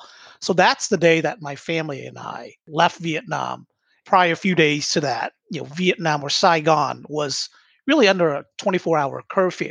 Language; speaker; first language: English; early bilingual, other home language; Vietnamese